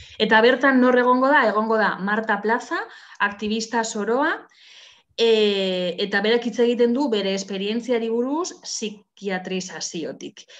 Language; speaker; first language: Basque; non-native, local second language; Spanish